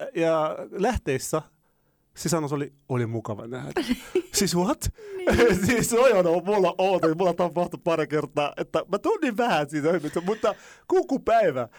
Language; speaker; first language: Finnish; non-native, fluent; Arabic